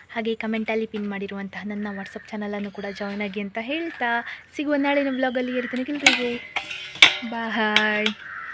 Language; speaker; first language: Kannada; non-native, local second language; Konkani